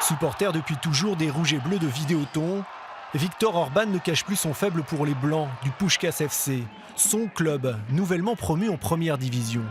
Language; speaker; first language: French; native; French